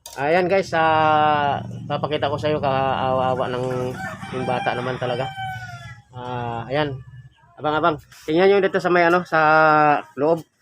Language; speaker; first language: Filipino; native; Filipino